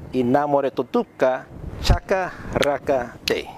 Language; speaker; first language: Bulgarian; non-native, fluent; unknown